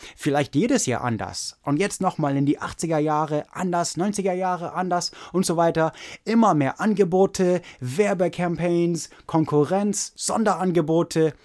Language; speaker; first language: German; non-native, fluent; English